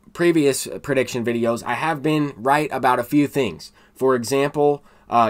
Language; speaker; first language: English; native; English